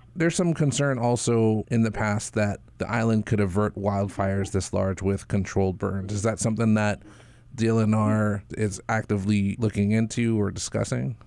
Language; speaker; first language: English; native; English